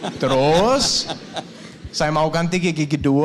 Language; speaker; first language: Indonesian; non-native, learner; Danish